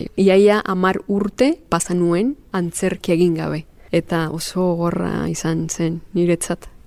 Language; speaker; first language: Basque; non-native, fluent; Spanish